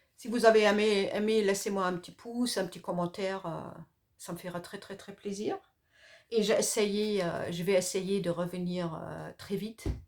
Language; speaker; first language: French; non-native, fluent; German